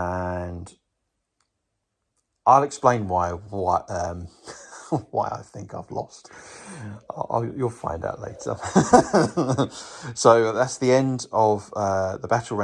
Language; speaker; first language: English; native; English